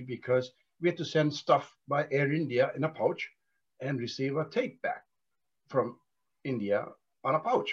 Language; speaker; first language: English; non-native, local second language; Gujarati